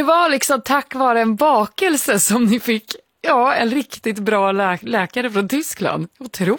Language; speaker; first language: Swedish; native; Swedish